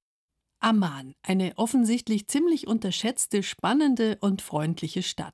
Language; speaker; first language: German; native; German